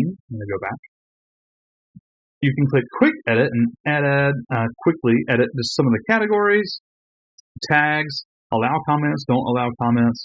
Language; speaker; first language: English; native; English